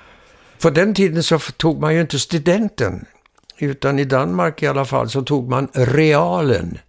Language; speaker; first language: Swedish; early bilingual, heritage; Swedish